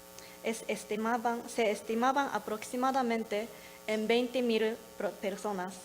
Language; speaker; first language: Spanish; non-native, learner; Japanese